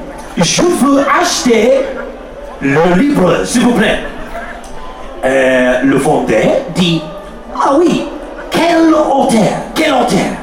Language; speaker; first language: French; non-native, learner; English